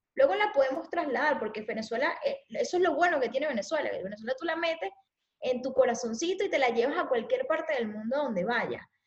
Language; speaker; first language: Spanish; native; Spanish